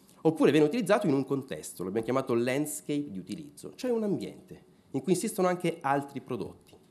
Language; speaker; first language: Italian; native; Italian